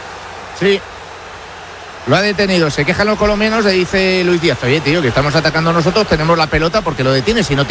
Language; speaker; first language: Spanish; native; Spanish